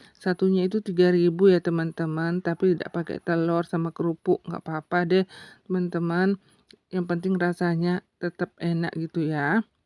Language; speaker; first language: Indonesian; non-native, local second language; Buginese